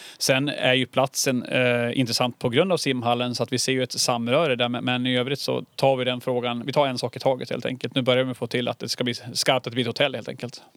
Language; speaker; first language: Swedish; native; Swedish